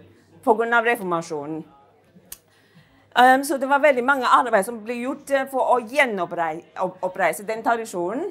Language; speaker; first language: Norwegian; non-native, fluent; Chinese